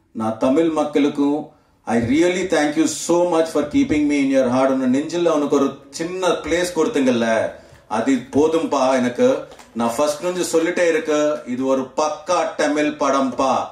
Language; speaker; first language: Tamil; non-native, learner; Telugu